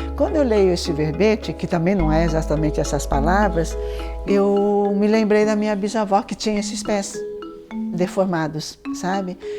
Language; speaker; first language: Portuguese; early bilingual, other home language; Chinese